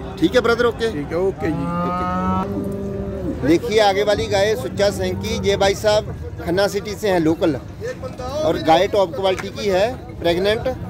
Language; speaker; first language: Hindi; non-native, local second language; Punjabi